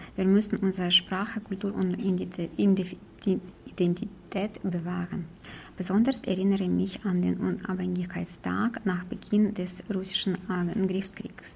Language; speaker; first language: German; non-native, fluent; Ukrainian